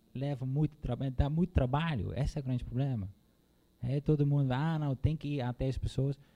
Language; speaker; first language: Portuguese; non-native, fluent; Dutch